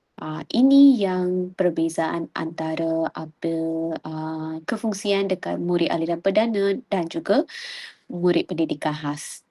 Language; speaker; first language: Malay; non-native, local second language; Tamil